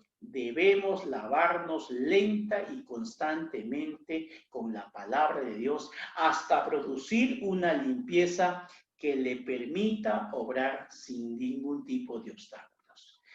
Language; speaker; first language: Spanish; native; Spanish